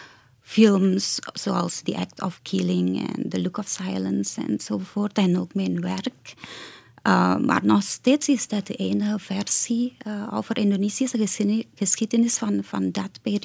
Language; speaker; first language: Dutch; non-native, fluent; Indonesian